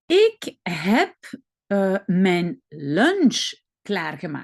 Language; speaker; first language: Dutch; non-native, fluent; French